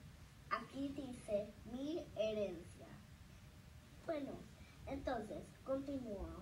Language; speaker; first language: Spanish; early bilingual, other home language; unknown